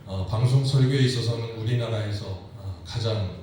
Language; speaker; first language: Korean; native; Korean